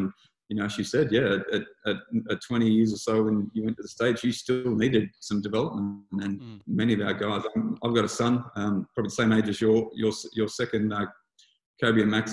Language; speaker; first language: English; native; English